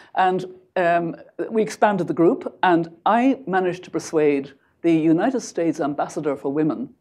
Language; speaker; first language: English; native; English